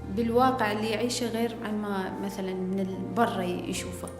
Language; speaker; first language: Arabic; native; Arabic